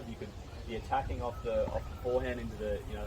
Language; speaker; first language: English; native; English